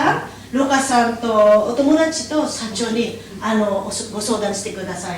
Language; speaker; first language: Japanese; non-native, learner; Filipino